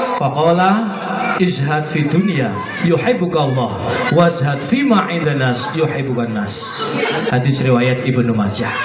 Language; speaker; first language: Indonesian; non-native, local second language; Javanese